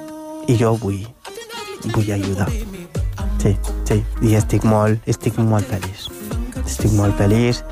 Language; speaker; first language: Catalan; non-native, fluent; Wolof